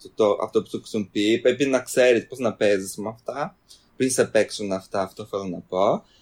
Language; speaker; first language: Greek; early bilingual, other home language; Albanian